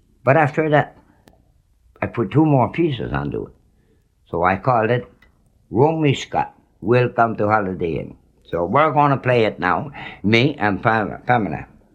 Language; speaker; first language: English; non-native, local second language; French